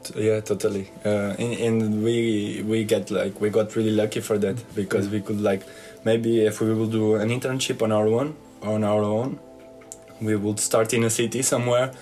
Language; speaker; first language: English; non-native, fluent; Portuguese